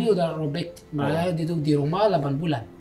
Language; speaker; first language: Indonesian; non-native, learner; Arabic